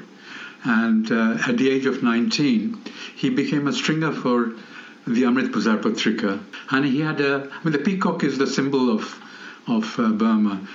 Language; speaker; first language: English; non-native, local second language; Bangla